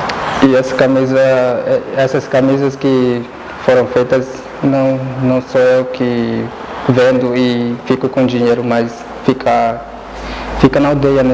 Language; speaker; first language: Portuguese; non-native, local second language; Guarani